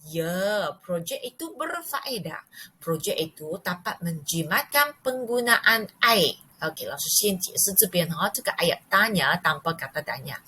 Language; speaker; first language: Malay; non-native, local second language; Chinese